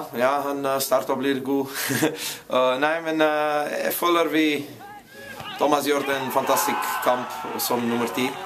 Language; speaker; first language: Norwegian; non-native, fluent; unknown